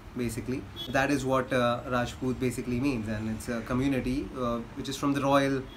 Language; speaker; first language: English; non-native, local second language; Hindi